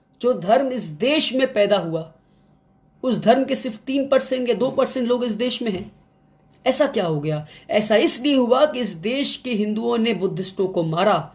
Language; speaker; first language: Hindi; non-native, local second language; Kannada